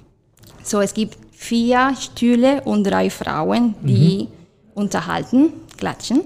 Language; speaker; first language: German; non-native, fluent; Spanish